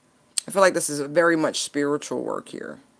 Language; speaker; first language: English; native; English